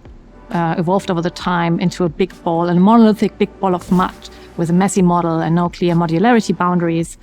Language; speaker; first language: English; non-native, fluent; German